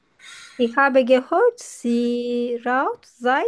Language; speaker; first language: German; non-native, fluent; Turkish